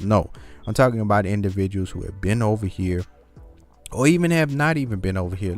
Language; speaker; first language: English; native; English